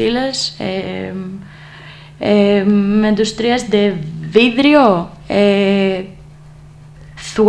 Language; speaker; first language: Spanish; non-native, learner; Greek